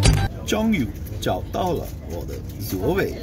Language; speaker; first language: Chinese; non-native, learner; Hindi